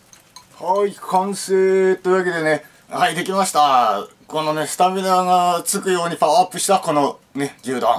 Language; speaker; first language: Japanese; native; Japanese